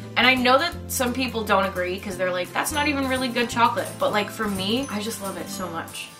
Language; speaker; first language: English; native; English